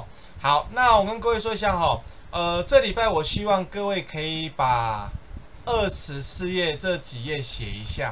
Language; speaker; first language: Chinese; native; Chinese